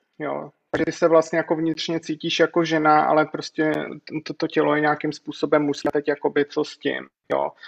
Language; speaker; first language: Czech; native; Czech